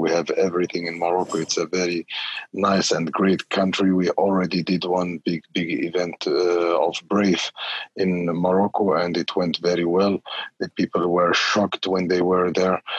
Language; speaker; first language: English; non-native, fluent; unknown